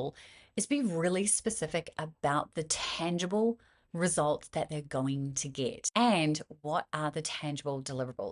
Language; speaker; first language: English; native; English